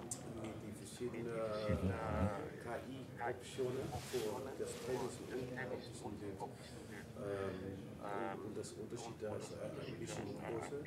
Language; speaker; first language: German; non-native, fluent; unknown